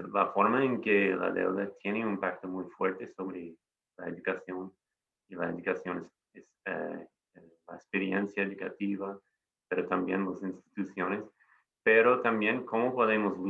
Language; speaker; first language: Spanish; non-native, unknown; English